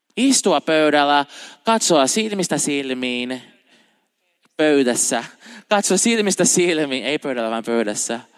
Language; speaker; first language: Finnish; non-native, fluent; Portuguese